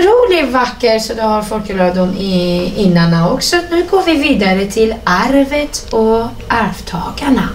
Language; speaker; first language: Swedish; non-native, fluent; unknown